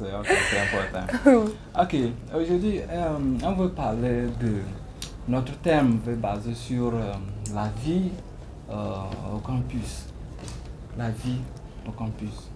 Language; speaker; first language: French; non-native, learner; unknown